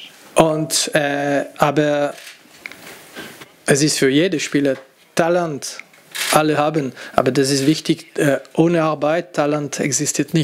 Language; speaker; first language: German; non-native, fluent; French